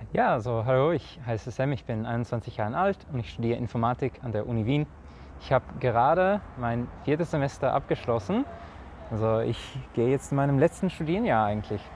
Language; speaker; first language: German; non-native, fluent; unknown